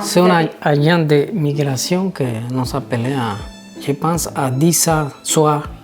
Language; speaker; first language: French; non-native, learner; Spanish